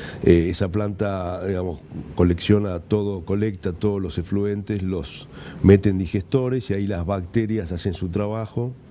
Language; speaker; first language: Spanish; native; Spanish